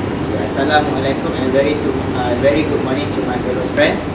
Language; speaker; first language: English; non-native, local second language; Malay